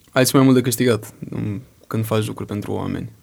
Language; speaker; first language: Romanian; early bilingual, heritage; Romanian